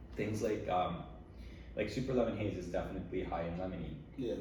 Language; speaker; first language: English; early bilingual, other home language; Arabic